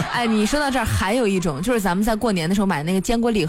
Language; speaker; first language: Chinese; native; Chinese